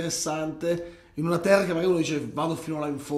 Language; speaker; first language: Italian; native; Italian